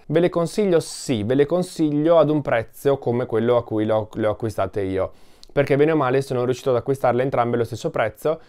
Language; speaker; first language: Italian; native; Italian